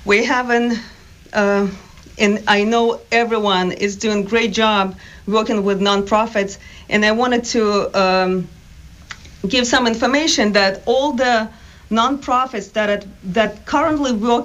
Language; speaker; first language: English; non-native, fluent; Ukrainian